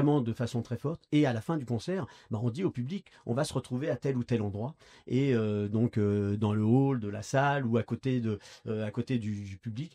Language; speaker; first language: French; native; French